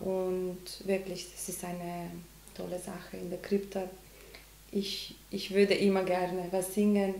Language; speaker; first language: German; non-native, learner; Macedonian